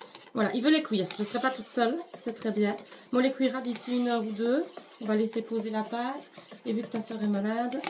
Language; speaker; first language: French; native; French